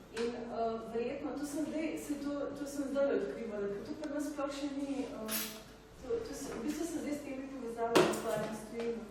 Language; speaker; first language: Slovenian; native; Slovenian